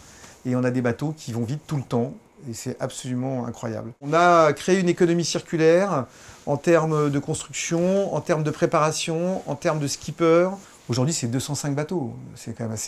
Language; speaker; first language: French; native; French